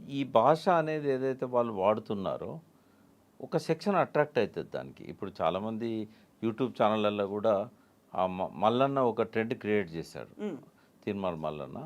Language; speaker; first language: Telugu; native; Telugu